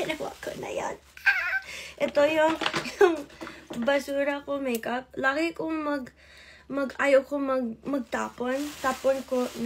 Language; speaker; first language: Filipino; early bilingual, heritage; English